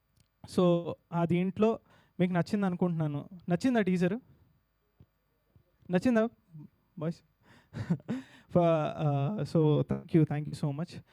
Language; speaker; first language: Telugu; native; Telugu